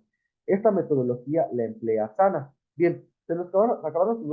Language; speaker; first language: Spanish; native; Spanish